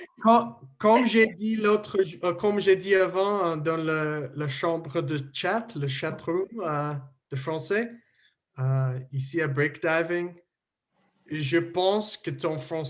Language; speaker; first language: French; non-native, learner; English